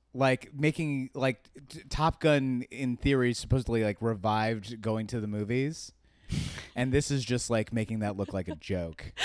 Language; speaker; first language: English; native; English